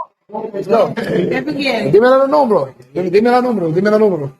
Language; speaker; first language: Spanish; non-native, learner; English